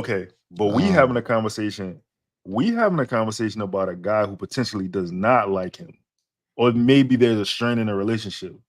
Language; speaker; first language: English; native; English